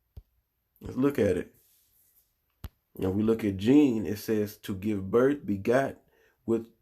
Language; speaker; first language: English; native; English